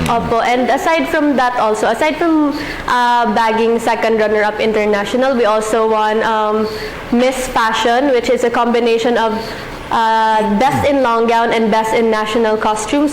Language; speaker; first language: English; non-native, local second language; Filipino